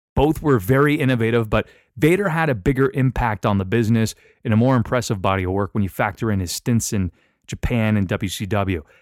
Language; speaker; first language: English; native; English